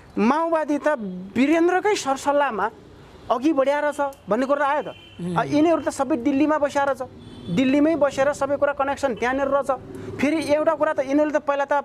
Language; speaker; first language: Nepali; non-native, local second language; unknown